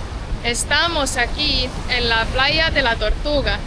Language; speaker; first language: Spanish; non-native, fluent; Estonian